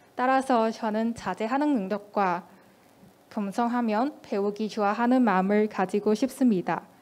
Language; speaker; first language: Korean; non-native, fluent; Cantonese